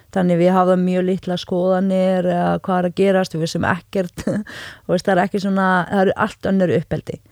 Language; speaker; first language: Icelandic; non-native, fluent; Arabic